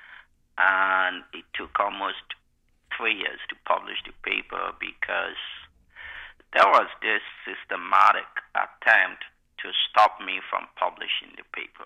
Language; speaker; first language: English; non-native, local second language; Igbo